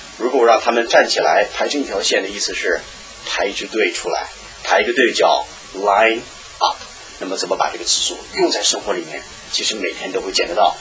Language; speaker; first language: Chinese; native; Chinese